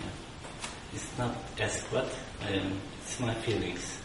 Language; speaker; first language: English; non-native, learner; Turkish